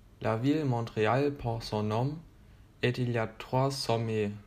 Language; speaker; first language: French; non-native, learner; German